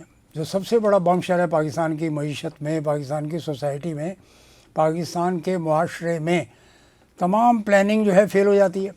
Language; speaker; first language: Urdu; native; Urdu